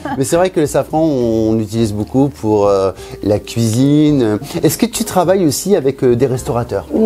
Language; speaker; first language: French; native; French